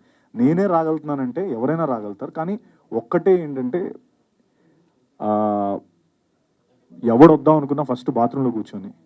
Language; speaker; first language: Telugu; native; Telugu